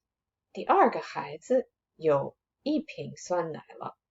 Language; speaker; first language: Chinese; non-native, fluent; English